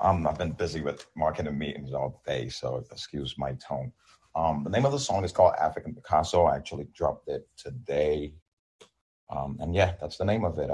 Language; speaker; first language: English; non-native, local second language; Yoruba